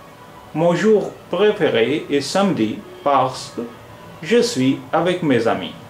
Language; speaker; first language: French; non-native, fluent; Urdu